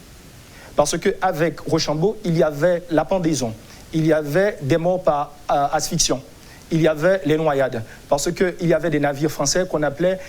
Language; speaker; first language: French; non-native, local second language; Haitian Creole